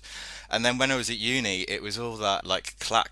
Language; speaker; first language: English; native; English